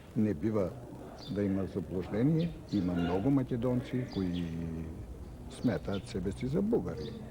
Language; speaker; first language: Bulgarian; native; Bulgarian